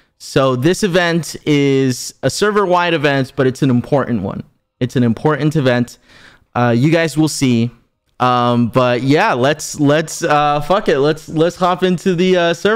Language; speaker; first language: English; early bilingual, other home language; Spanish